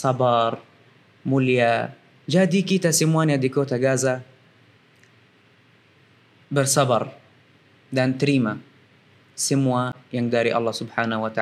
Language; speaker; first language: Indonesian; non-native, fluent; Arabic